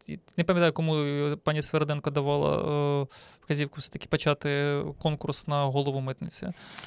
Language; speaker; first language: Ukrainian; native; Ukrainian